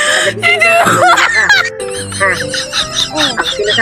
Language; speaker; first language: Filipino; non-native, local second language; Waray